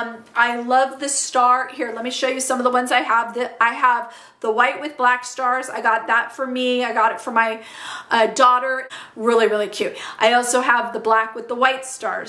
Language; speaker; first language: English; native; English